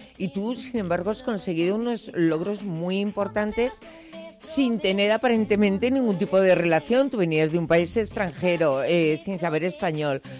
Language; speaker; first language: Spanish; native; Spanish